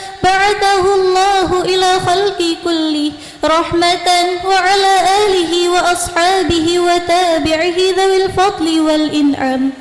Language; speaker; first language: Arabic; non-native, learner; Indonesian